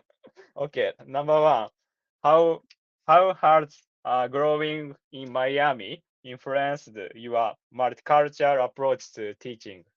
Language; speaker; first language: English; non-native, learner; Japanese